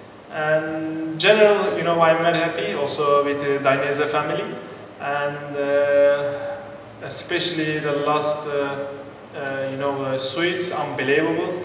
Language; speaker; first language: English; non-native, learner; Turkish